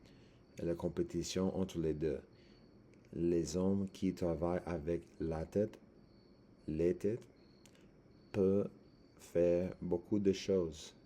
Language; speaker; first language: French; non-native, learner; English